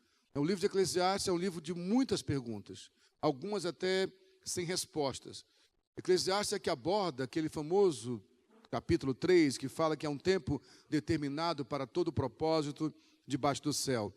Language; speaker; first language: Portuguese; native; Portuguese